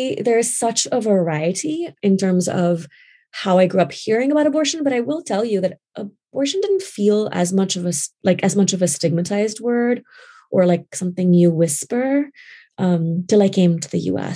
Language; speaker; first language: English; non-native, local second language; Urdu